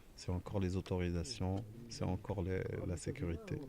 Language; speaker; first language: French; non-native, local second language; Arabic